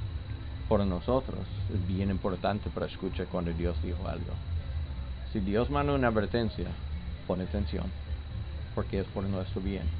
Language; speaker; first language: Spanish; non-native, learner; English